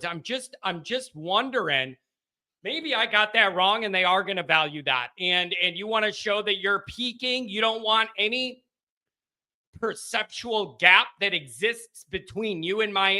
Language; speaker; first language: English; native; English